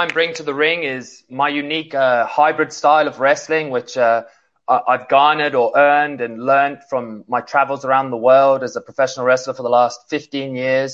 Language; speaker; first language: English; native; English